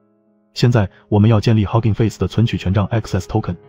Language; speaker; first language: Chinese; native; Chinese